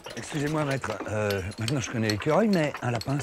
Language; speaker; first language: French; native; French